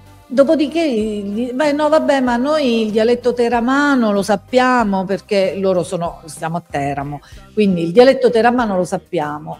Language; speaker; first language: Italian; native; Italian